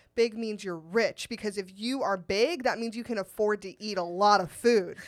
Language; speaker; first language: English; native; English